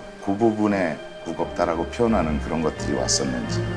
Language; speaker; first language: Korean; native; Korean